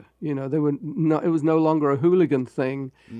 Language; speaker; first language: English; native; English